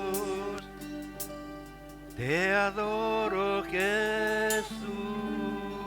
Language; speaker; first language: Spanish; native; Spanish